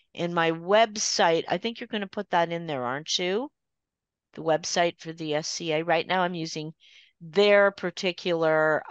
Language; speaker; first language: English; native; English